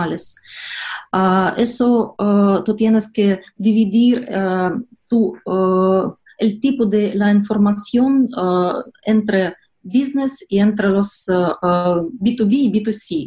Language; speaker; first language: Spanish; non-native, fluent; Russian